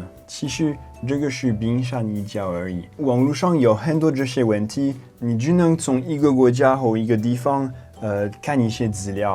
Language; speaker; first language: Chinese; non-native, fluent; French